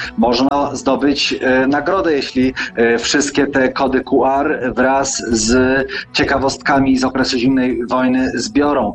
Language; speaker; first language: Polish; native; Polish